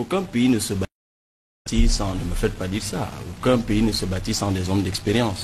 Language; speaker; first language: French; non-native, local second language; Basaa